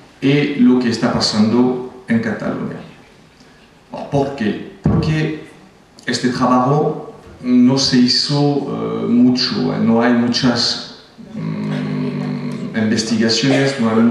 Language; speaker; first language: Spanish; non-native, fluent; French